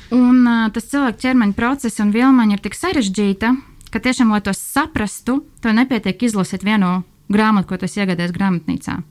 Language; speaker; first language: Latvian; non-native, local second language; Russian